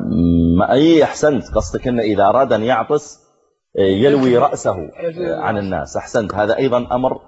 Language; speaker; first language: Arabic; native; Arabic